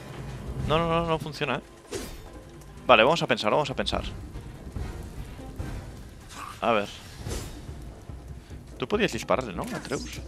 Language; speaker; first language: Spanish; native; Spanish